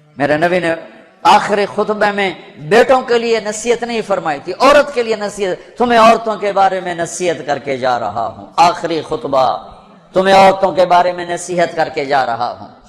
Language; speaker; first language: Urdu; non-native, local second language; Punjabi